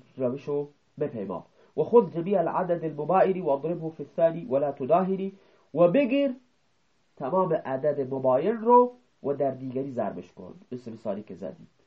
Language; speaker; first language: Persian; non-native, local second language; Baluchi